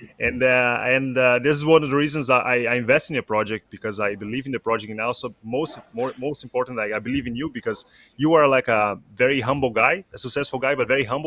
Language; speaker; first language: English; non-native, fluent; Portuguese